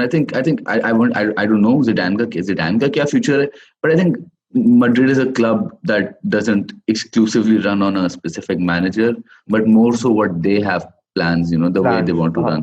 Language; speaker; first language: English; non-native, local second language; Urdu